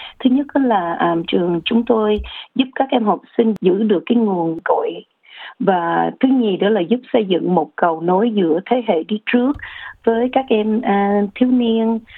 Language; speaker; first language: Vietnamese; early bilingual, heritage; Vietnamese